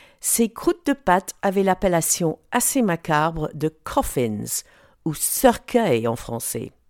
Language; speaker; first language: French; non-native, fluent; English